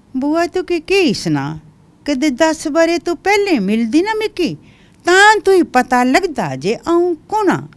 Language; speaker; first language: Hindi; non-native, local second language; Dogri